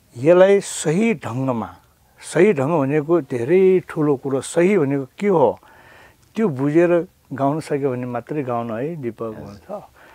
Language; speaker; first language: Nepali; non-native, local second language; Newari